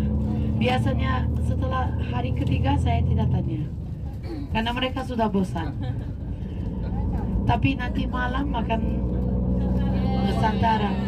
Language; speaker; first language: Indonesian; non-native, fluent; Turkish